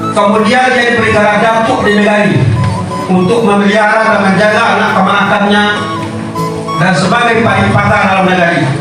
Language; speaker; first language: Indonesian; non-native, local second language; Minangkabau